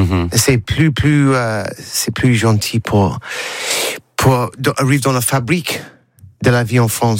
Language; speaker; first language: French; non-native, learner; English